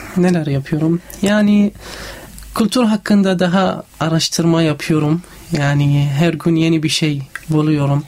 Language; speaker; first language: Turkish; non-native, learner; Arabic